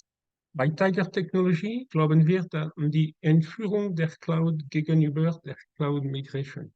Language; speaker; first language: German; non-native, learner; French